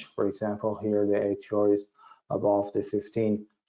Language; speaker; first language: English; non-native, fluent; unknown